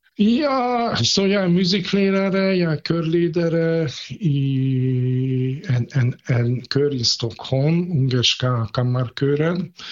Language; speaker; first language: Swedish; non-native, fluent; Hungarian